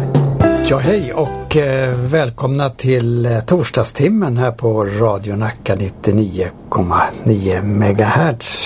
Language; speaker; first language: Swedish; native; Swedish